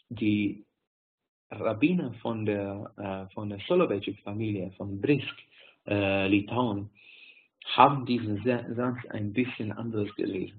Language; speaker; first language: German; non-native, fluent; Hungarian